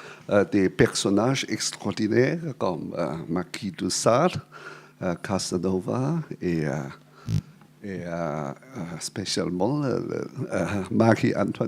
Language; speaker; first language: French; non-native, fluent; Cantonese